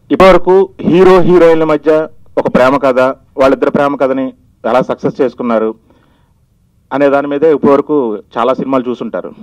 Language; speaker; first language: Telugu; native; Telugu